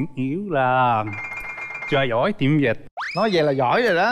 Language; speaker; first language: Vietnamese; non-native, learner; Japanese